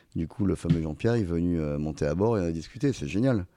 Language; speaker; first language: French; native; French